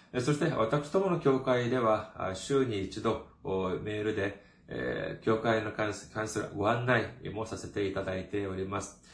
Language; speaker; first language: Japanese; non-native, fluent; Korean